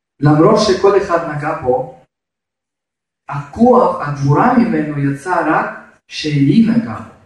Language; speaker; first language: Hebrew; non-native, fluent; Russian